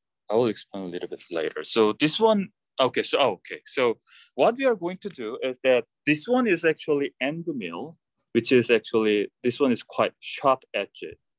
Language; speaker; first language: English; non-native, fluent; Korean